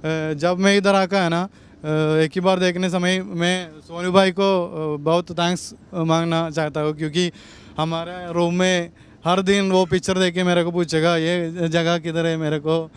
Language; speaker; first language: Hindi; non-native, local second language; Malayalam